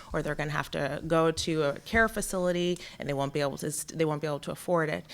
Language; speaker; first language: English; native; English